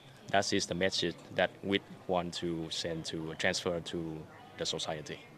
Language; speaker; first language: English; non-native, fluent; Vietnamese